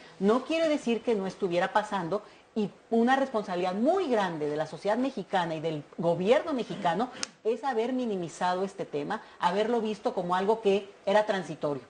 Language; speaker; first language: Spanish; native; Spanish